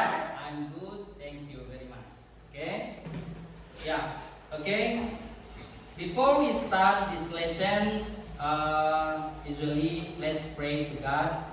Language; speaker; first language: English; non-native, learner; Indonesian